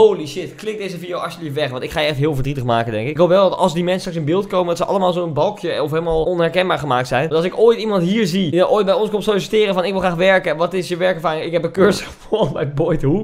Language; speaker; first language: Dutch; native; Dutch